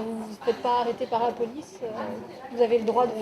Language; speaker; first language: French; native; French